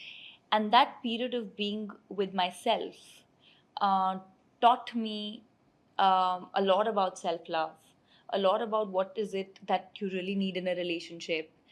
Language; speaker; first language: English; non-native, local second language; Hindi